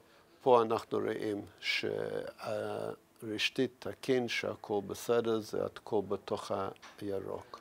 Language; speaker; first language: Hebrew; non-native, fluent; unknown